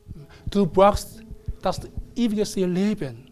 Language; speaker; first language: German; non-native, learner; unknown